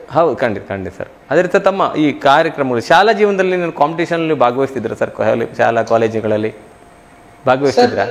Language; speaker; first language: Kannada; native; Kannada